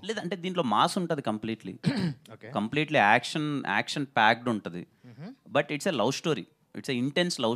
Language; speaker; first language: Telugu; native; Telugu